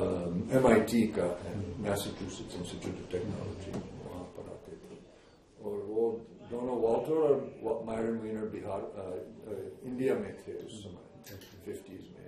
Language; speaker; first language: Hindi; non-native, fluent; English